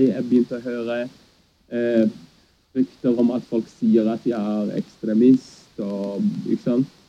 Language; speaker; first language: Norwegian; early bilingual, other home language; Arabic